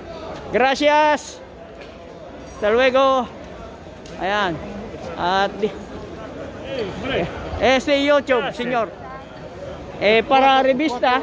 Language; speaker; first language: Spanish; non-native, learner; Filipino